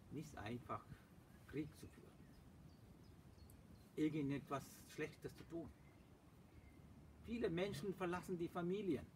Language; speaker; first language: German; non-native, fluent; Sinhala